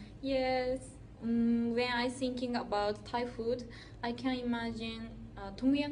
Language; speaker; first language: English; non-native, learner; Japanese